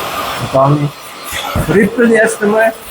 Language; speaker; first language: German; non-native, learner; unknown